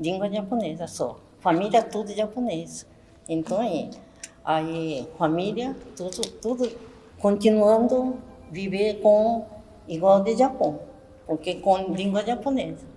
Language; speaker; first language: Portuguese; early bilingual, other home language; Japanese